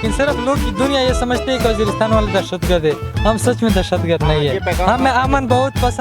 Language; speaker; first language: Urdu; non-native, local second language; Pashto